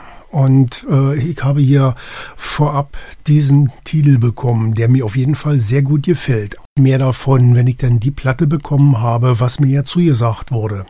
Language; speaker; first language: German; native; German